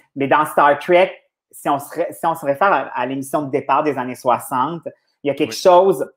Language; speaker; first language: French; native; French